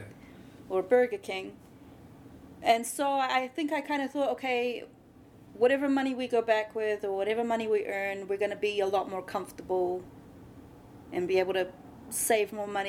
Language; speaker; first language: English; native; English